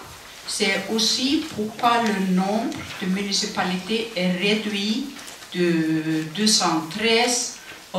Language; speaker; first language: French; non-native, fluent; Icelandic